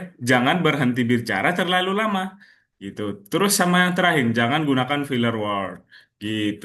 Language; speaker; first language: Indonesian; native; Indonesian